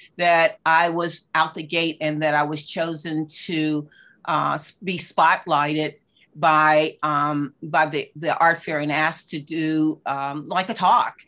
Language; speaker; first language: English; native; English